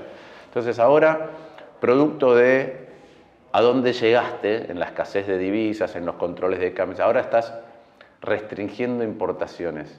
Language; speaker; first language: Spanish; native; Spanish